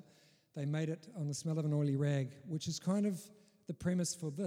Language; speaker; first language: English; native; English